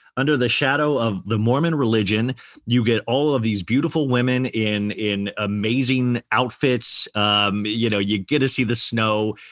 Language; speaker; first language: English; native; English